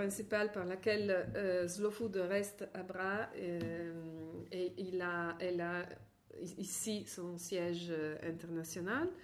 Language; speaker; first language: French; non-native, fluent; Italian